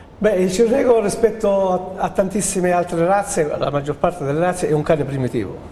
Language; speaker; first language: Italian; native; Italian